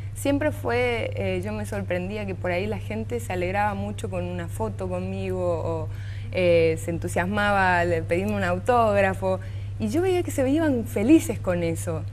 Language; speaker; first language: Spanish; non-native, local second language; German